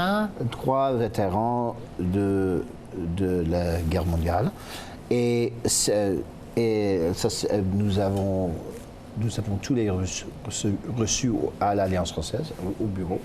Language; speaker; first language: French; non-native, local second language; English